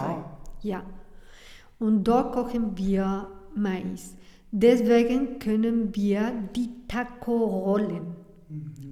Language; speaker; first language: German; non-native, learner; Spanish